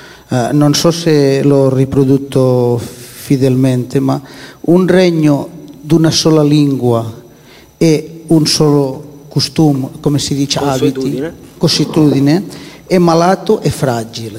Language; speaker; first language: Italian; non-native, fluent; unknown